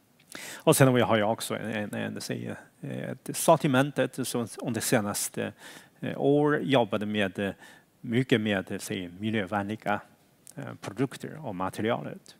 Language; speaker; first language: Swedish; non-native, fluent; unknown